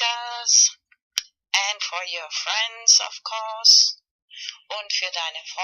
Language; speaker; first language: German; non-native, fluent; Spanish